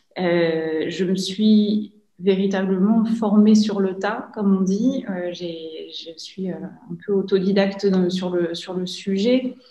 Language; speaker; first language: French; native; French